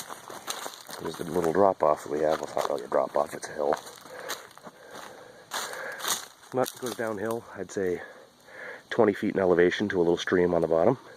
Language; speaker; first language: English; native; English